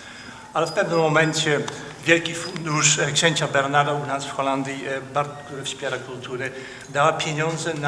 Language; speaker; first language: Polish; non-native, fluent; Dutch